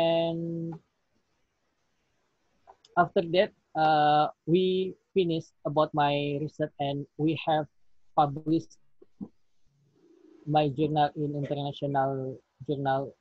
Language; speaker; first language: English; non-native, learner; Indonesian